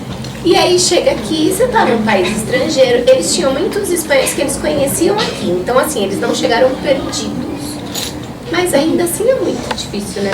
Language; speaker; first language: Portuguese; early bilingual, other home language; Spanish